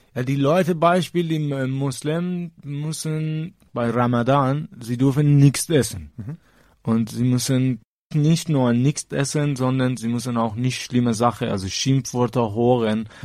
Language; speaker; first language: German; non-native, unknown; Persian